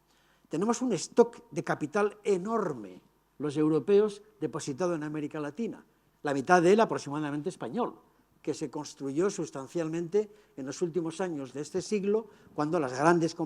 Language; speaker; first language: Spanish; native; Spanish